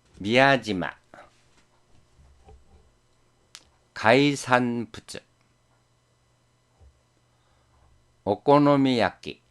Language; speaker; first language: Japanese; non-native, fluent; Korean